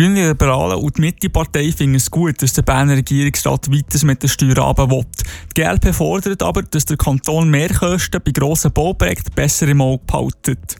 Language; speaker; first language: German; native; German